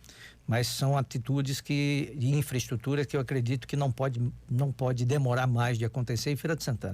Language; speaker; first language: Portuguese; native; Portuguese